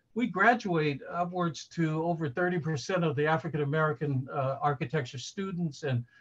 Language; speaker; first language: English; native; English